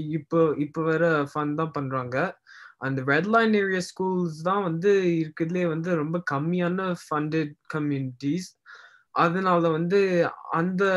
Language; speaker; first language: Tamil; early bilingual, heritage; Tamil